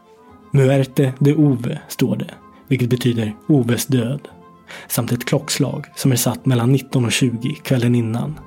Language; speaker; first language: Swedish; native; Swedish